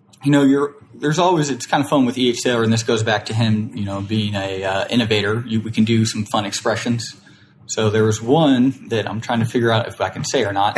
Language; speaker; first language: English; native; English